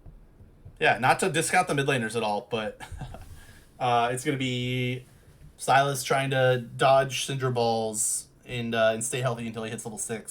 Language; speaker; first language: English; native; English